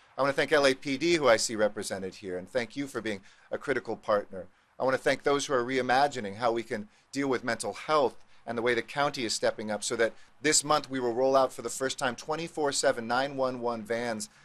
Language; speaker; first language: English; native; English